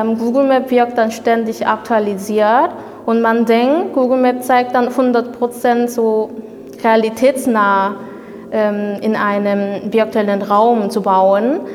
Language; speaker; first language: German; non-native, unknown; Korean